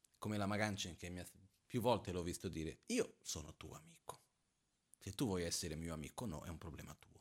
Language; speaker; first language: Italian; non-native, fluent; Portuguese